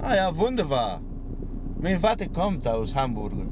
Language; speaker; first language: German; non-native, learner; Spanish